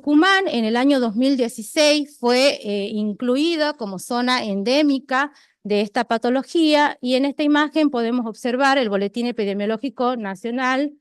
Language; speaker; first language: Spanish; native; Spanish